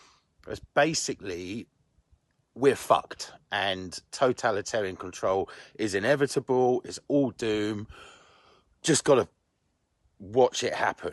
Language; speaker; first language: English; native; English